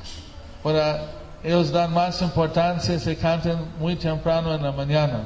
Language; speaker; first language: Spanish; non-native, fluent; English